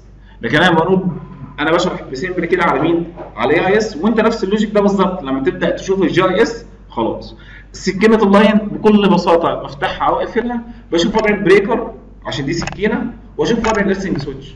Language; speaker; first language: Arabic; native; Arabic